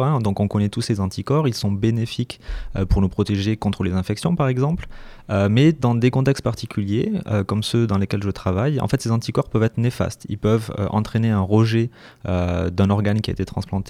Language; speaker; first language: French; native; French